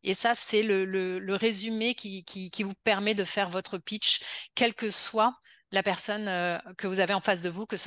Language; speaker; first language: French; native; French